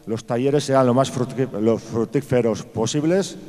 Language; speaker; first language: Spanish; non-native, local second language; Basque